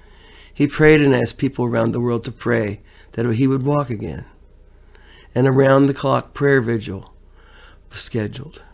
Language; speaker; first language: English; native; English